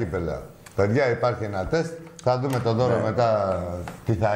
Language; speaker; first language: Greek; native; Greek